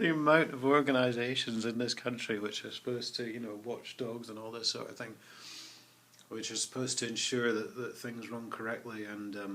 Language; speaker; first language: English; native; English